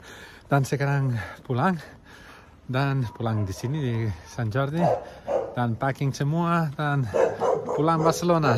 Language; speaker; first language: Indonesian; non-native, learner; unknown